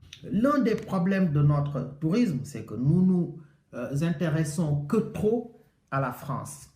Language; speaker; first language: French; non-native, local second language; Wolof